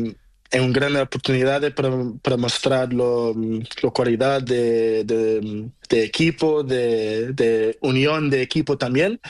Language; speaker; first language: Spanish; non-native, learner; Portuguese